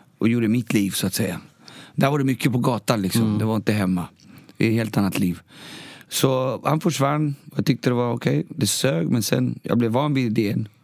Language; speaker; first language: Swedish; early bilingual, other home language; Spanish